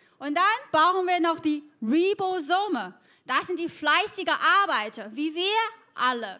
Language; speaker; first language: German; non-native, fluent; Chinese